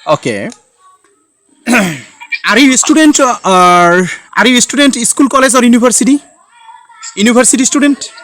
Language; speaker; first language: English; non-native, learner; Bangla